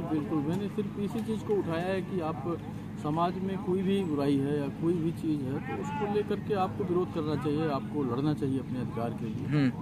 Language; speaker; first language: Hindi; native; Hindi